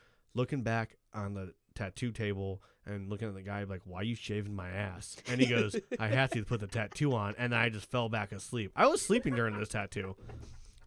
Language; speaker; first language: English; native; English